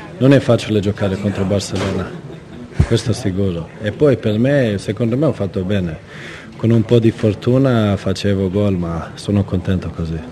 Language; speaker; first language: Italian; non-native, learner; Swedish